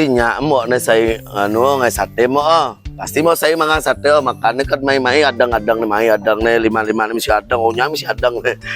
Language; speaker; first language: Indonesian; non-native, local second language; Balinese